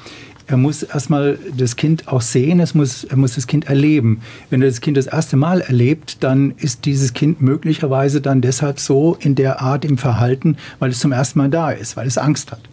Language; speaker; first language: German; native; German